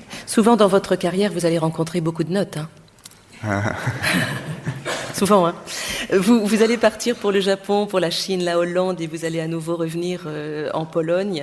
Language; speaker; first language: French; native; French